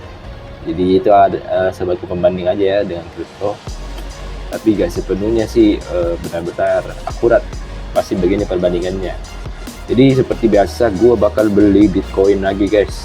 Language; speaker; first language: Indonesian; native; Indonesian